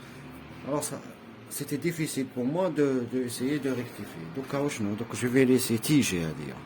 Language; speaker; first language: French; non-native, local second language; Arabic